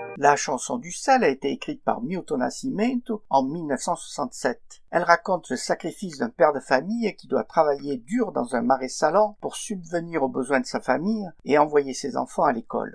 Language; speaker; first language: French; native; French